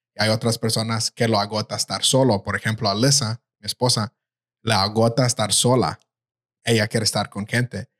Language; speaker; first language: Spanish; early bilingual, heritage; Spanish